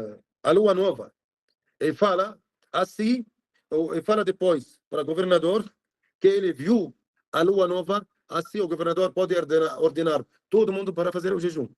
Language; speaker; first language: Portuguese; non-native, fluent; Arabic